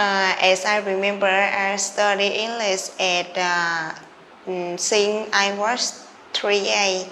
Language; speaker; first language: English; non-native, learner; Vietnamese